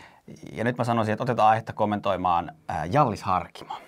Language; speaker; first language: Finnish; native; Finnish